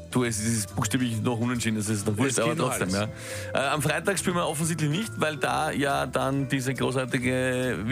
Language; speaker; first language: German; native; German